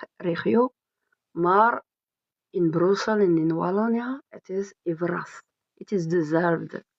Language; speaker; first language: Dutch; non-native, learner; French